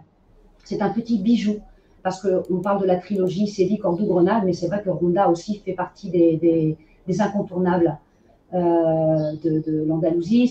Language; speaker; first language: French; native; French